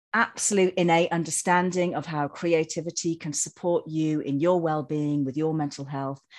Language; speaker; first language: English; native; English